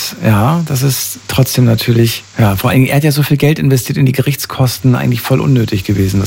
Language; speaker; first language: German; native; German